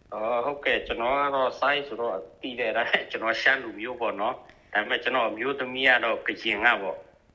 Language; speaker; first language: Burmese; non-native, local second language; Shan